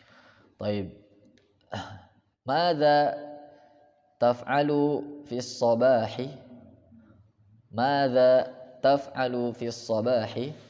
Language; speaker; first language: Arabic; non-native, fluent; Indonesian